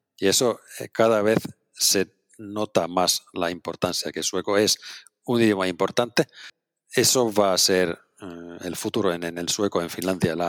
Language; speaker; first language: Spanish; non-native, fluent; Finnish